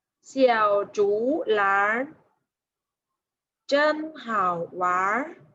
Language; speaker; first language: Chinese; non-native, fluent; Thai